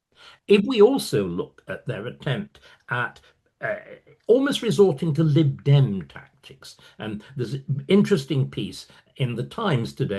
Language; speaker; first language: English; native; English